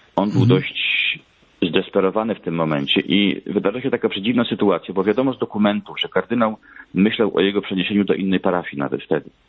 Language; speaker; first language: Polish; native; Polish